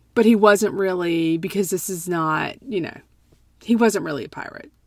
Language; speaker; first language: English; native; English